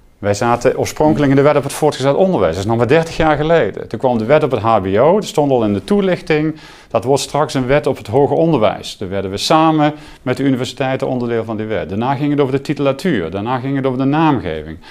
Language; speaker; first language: Dutch; non-native, local second language; Limburgish